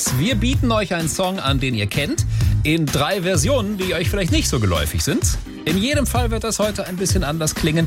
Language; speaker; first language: German; native; German